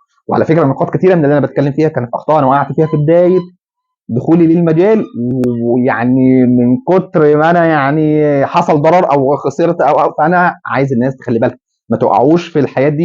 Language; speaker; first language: Arabic; native; Arabic